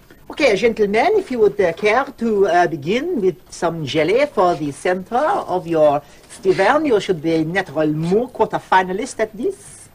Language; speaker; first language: English; native; English